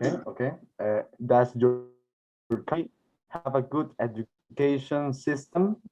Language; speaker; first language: English; non-native, learner; Spanish